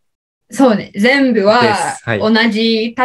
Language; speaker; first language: Japanese; non-native, learner; English